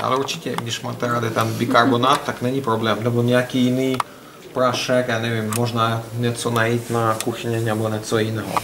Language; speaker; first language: Czech; non-native, learner; Russian